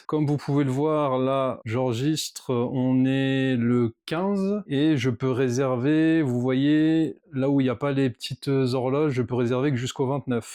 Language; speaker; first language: French; native; French